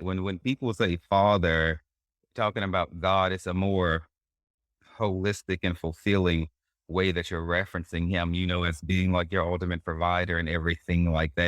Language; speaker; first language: English; native; English